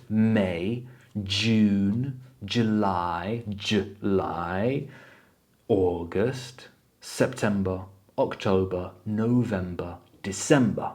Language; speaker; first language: English; early bilingual, other home language; Polish